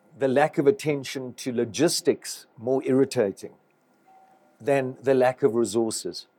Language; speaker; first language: English; native; English